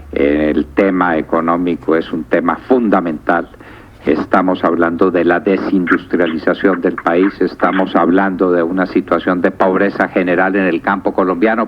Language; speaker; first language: Spanish; native; Spanish